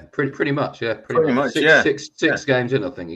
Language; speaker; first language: English; native; English